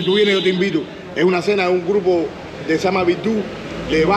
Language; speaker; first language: Spanish; native; Spanish